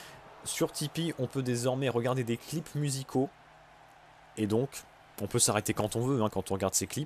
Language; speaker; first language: French; native; French